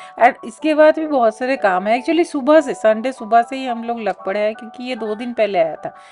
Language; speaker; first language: Hindi; non-native, local second language; Bangla